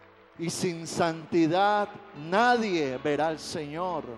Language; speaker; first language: Spanish; native; Spanish